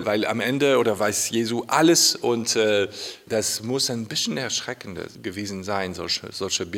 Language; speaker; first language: German; non-native, fluent; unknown